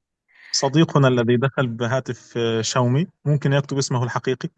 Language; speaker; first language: Arabic; native; Arabic